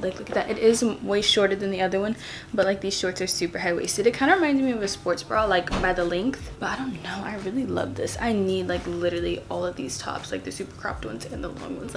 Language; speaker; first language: English; native; English